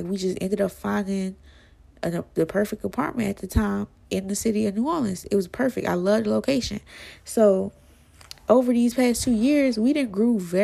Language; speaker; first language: English; native; English